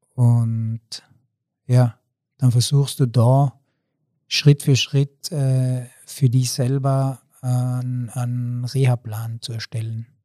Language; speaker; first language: German; native; German